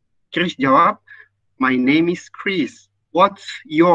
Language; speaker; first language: English; non-native, fluent; Indonesian